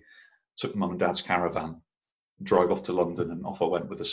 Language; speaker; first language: English; native; English